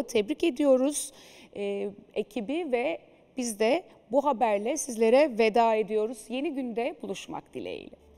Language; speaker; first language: Turkish; native; Turkish